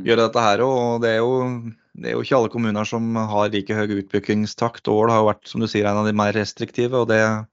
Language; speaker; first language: Norwegian; native; Norwegian